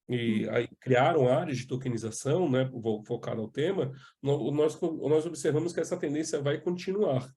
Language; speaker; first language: Portuguese; native; Portuguese